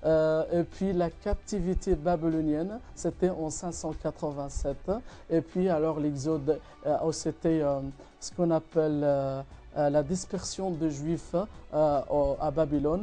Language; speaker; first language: French; non-native, fluent; Arabic